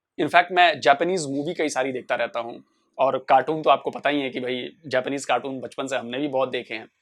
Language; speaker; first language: Hindi; native; Hindi